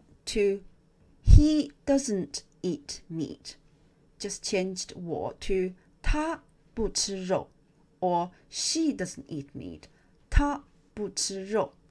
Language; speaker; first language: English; non-native, fluent; Chinese